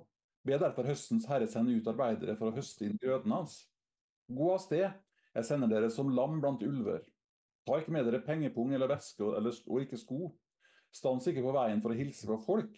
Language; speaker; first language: Norwegian; native; Norwegian